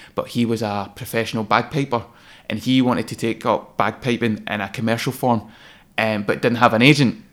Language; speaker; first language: English; native; English